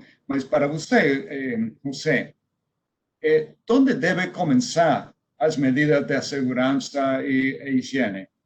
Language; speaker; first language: Portuguese; non-native, fluent; Spanish